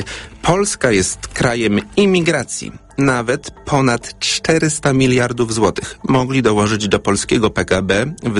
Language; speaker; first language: Polish; native; Polish